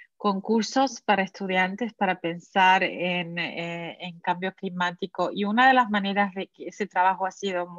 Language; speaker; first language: Spanish; native; Spanish